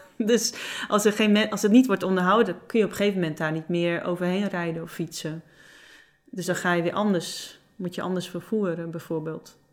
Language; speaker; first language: Dutch; non-native, local second language; Western Frisian